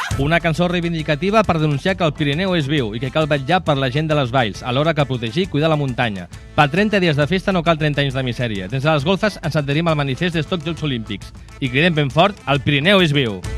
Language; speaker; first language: Catalan; native; Catalan